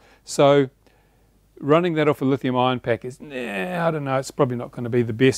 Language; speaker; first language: English; native; English